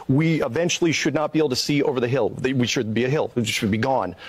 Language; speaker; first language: English; native; English